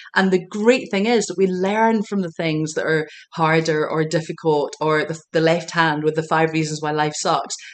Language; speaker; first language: English; native; English